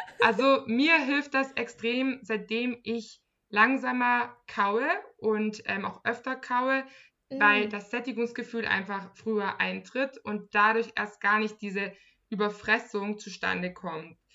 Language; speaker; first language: German; native; German